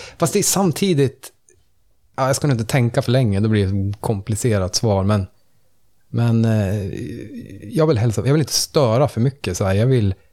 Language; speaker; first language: Swedish; native; Swedish